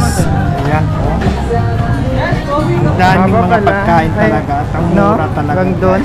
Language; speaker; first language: Filipino; native; Filipino